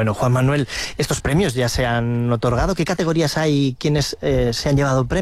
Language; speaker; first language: Spanish; native; Spanish